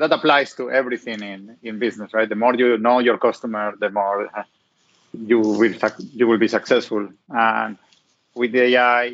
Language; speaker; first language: English; non-native, fluent; Spanish